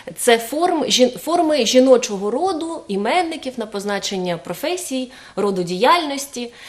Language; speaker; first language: Ukrainian; native; Ukrainian